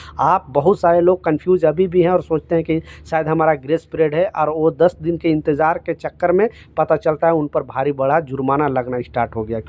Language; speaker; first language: Hindi; native; Hindi